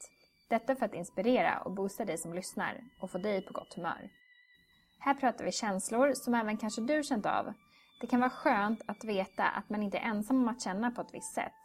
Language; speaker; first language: Swedish; native; Swedish